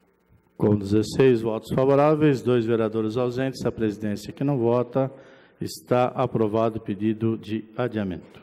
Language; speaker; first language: Portuguese; native; Portuguese